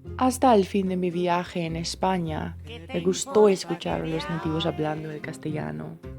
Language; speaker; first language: Spanish; non-native, learner; English